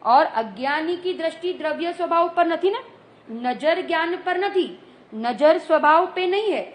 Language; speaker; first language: Hindi; non-native, local second language; Gujarati